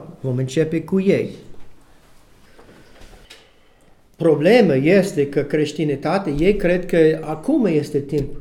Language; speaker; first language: Romanian; non-native, learner; English